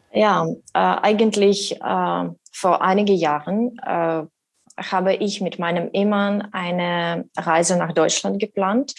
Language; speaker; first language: German; non-native, learner; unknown